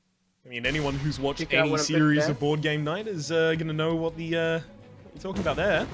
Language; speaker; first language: English; native; English